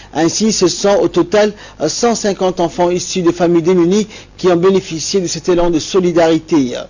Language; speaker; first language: French; non-native, local second language; Somali